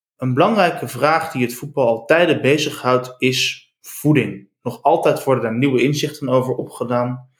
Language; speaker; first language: Dutch; native; Dutch